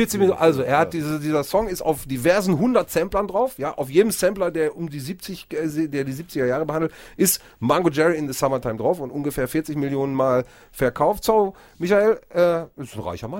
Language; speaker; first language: German; native; German